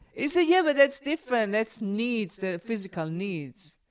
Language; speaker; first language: English; non-native, fluent; Hebrew